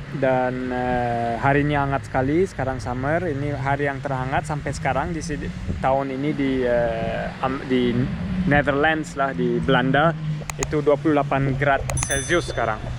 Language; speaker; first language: Indonesian; early bilingual, heritage; German